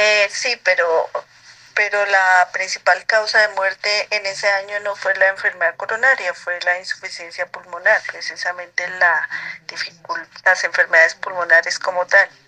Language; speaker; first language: Spanish; native; Spanish